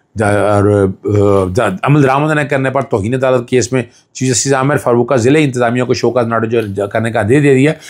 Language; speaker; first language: Urdu; non-native, local second language; Punjabi